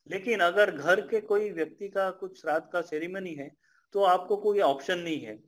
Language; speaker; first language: Hindi; non-native, fluent; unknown